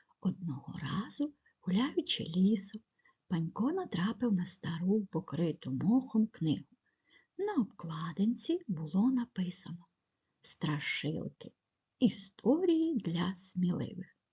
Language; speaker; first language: Ukrainian; native; Ukrainian